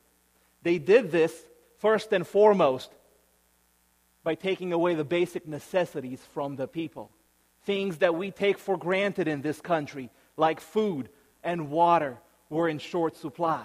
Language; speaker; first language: English; early bilingual, other home language; Romanian